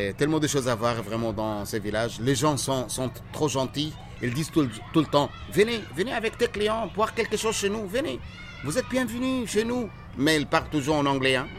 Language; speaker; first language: French; non-native, fluent; Arabic